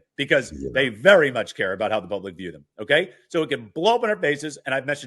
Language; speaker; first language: English; native; English